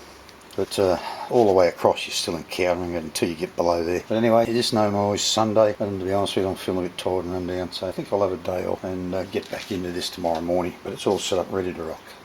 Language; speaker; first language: English; native; English